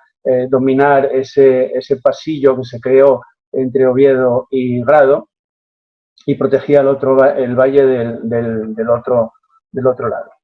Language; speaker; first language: Spanish; native; Spanish